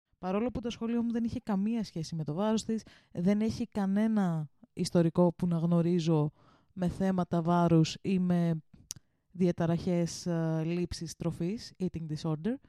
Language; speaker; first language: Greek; early bilingual, heritage; Greek